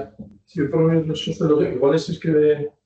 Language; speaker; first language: Spanish; native; Spanish